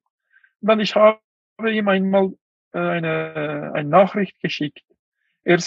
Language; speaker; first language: German; non-native, fluent; Uyghur